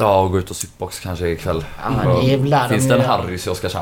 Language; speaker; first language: Swedish; native; Swedish